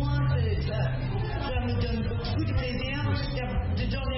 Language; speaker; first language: French; non-native, fluent; English